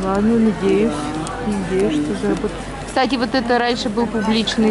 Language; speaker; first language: Russian; native; Russian